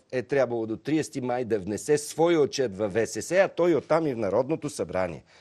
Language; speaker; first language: Bulgarian; native; Bulgarian